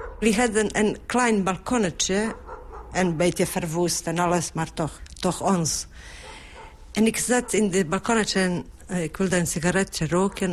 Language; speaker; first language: Dutch; non-native, fluent; Bosnian